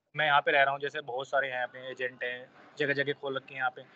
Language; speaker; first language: Hindi; native; Hindi